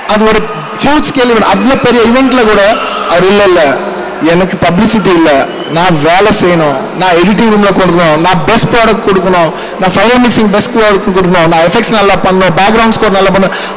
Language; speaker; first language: Tamil; non-native, learner; Telugu